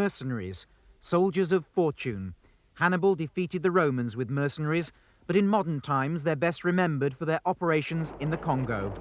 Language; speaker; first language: English; native; English